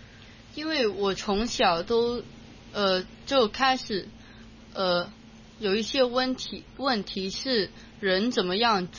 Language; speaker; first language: Chinese; non-native, local second language; Cantonese